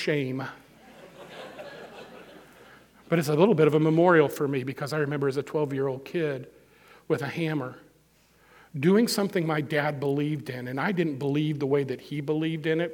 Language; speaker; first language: English; native; English